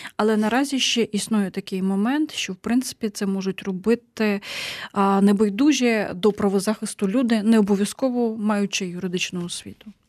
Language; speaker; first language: Ukrainian; native; Ukrainian